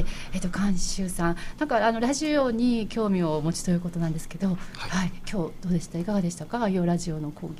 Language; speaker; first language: Japanese; native; Japanese